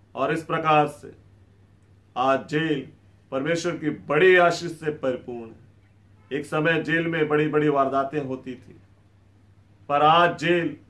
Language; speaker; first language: Hindi; native; Hindi